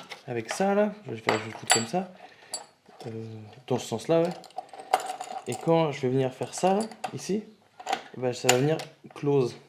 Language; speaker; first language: French; native; French